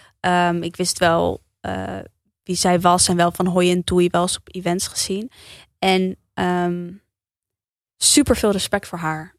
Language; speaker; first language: Dutch; early bilingual, heritage; Dutch